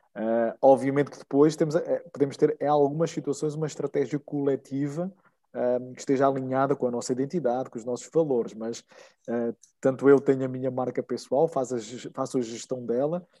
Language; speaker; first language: Portuguese; native; Portuguese